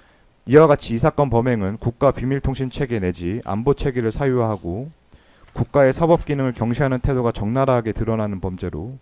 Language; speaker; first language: Korean; native; Korean